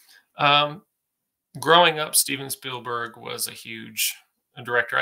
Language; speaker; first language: English; native; English